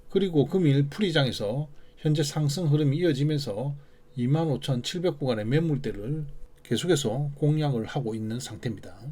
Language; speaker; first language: Korean; native; Korean